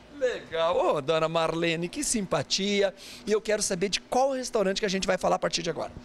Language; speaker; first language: Portuguese; native; Portuguese